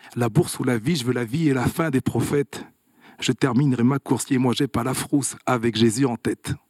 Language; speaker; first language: French; early bilingual, other home language; Kabuverdianu